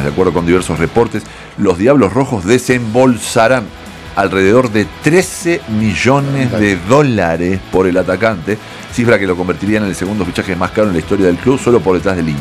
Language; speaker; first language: Spanish; native; Spanish